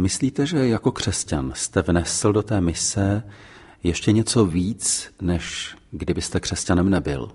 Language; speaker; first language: Czech; native; Czech